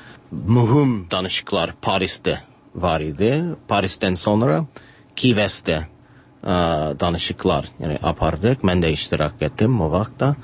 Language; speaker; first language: Turkish; non-native, fluent; English